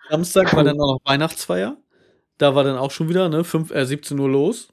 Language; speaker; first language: German; native; German